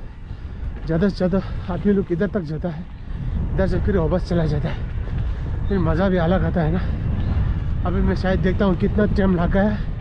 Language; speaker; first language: Hindi; non-native, learner; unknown